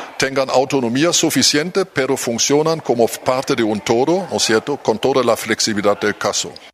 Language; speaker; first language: Spanish; non-native, fluent; German